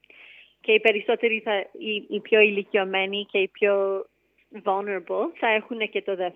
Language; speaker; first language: Greek; early bilingual, heritage; English